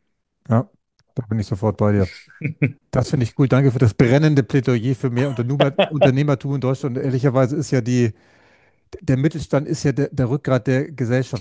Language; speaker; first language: German; native; German